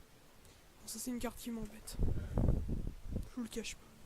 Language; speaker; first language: French; native; French